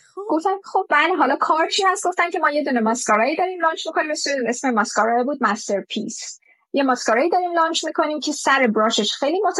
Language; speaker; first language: Persian; native; Persian